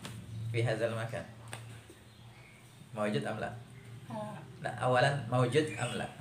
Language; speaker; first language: Arabic; non-native, fluent; Indonesian